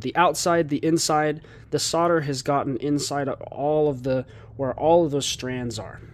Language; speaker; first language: English; native; English